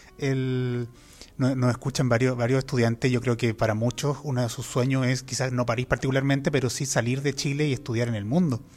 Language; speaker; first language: Spanish; native; Spanish